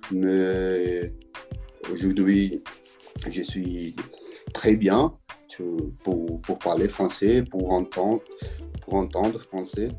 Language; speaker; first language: French; non-native, learner; Portuguese